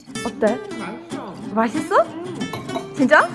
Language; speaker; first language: Korean; early bilingual, heritage; Korean